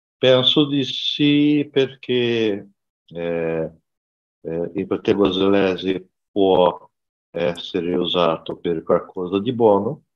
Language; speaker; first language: Italian; non-native, learner; Portuguese